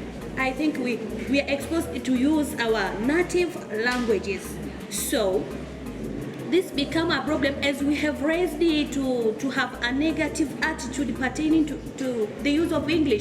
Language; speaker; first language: English; non-native, learner; Swahili